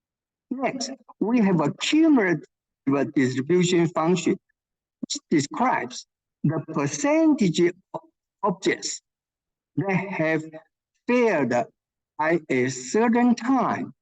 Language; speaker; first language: English; non-native, fluent; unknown